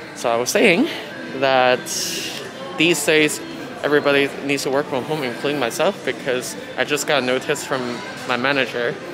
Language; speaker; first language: English; non-native, local second language; Cantonese